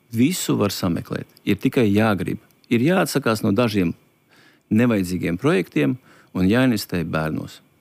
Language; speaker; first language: Latvian; native; Latvian